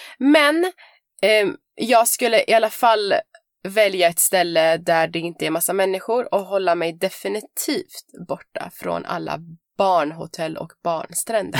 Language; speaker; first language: Swedish; early bilingual, other home language; Persian